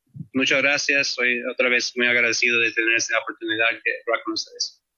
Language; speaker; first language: Spanish; non-native, fluent; English